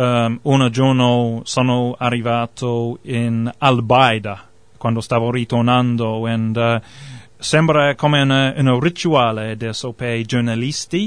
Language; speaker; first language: Italian; non-native, learner; English